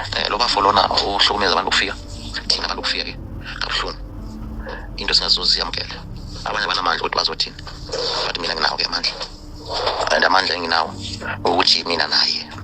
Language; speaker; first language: Zulu; non-native, fluent; Nyanja